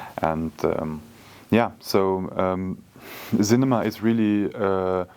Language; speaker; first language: English; non-native, fluent; Luxembourgish